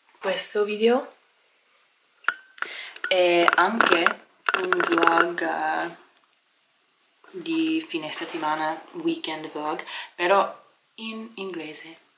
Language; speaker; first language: Italian; non-native, learner; English